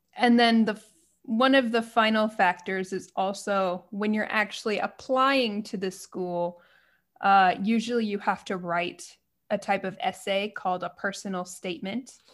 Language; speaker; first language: English; native; English